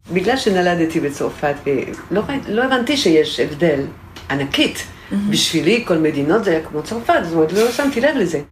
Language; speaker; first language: Hebrew; non-native, fluent; French